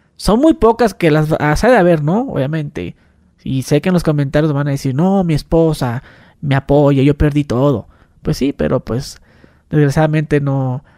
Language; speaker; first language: Spanish; native; Spanish